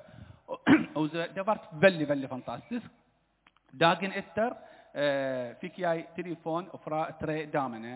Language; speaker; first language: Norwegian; non-native, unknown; Arabic